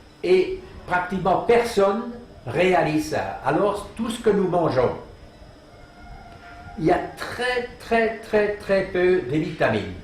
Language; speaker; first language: French; non-native, fluent; German